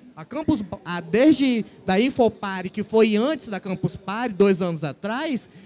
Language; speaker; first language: Portuguese; native; Portuguese